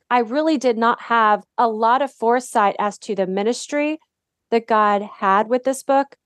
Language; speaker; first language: English; native; English